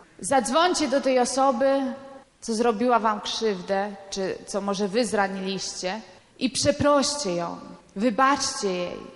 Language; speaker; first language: Polish; non-native, fluent; Italian